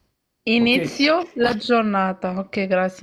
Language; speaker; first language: Italian; non-native, learner; Arabic